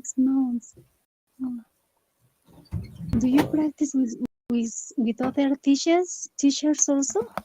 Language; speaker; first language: English; non-native, learner; Spanish